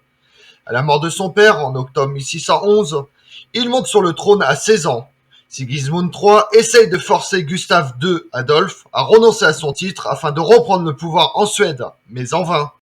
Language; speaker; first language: French; native; French